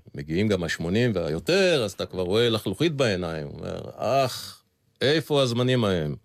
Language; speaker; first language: Hebrew; native; Hebrew